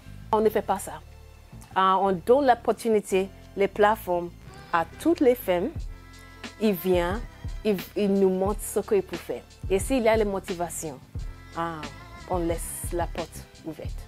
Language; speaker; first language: French; non-native, learner; English